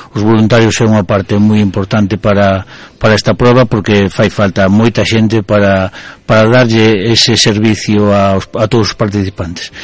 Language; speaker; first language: Galician; non-native, local second language; Spanish